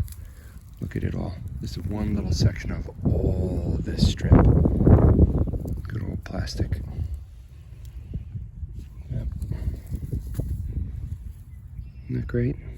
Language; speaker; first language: English; native; English